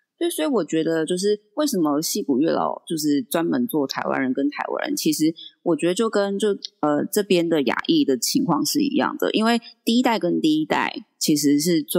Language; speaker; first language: Chinese; early bilingual, heritage; Chinese